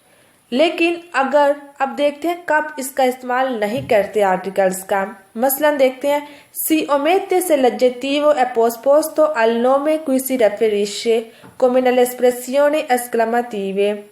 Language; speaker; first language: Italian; non-native, fluent; Urdu